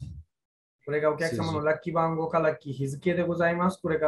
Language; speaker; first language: Japanese; non-native, fluent; Hindi